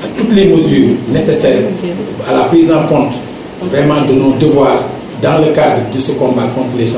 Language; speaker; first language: French; non-native, local second language; Wolof